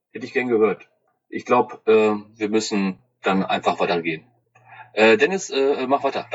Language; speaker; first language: German; native; German